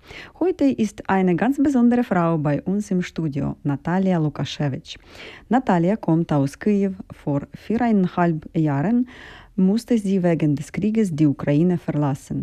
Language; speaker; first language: German; non-native, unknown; Ukrainian